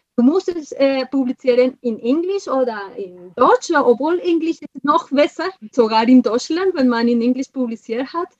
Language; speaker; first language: German; non-native, fluent; Spanish